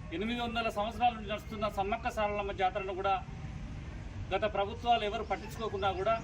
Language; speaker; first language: Telugu; native; Telugu